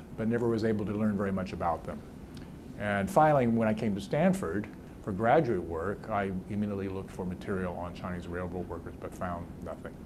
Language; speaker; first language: English; native; English